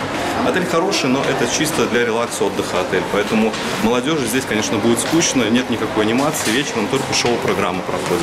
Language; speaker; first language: Russian; native; Russian